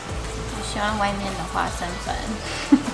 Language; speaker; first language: Chinese; non-native, fluent; English